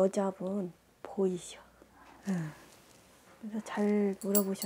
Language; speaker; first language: Korean; native; Korean